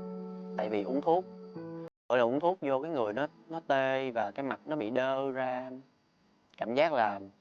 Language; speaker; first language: Vietnamese; native; Vietnamese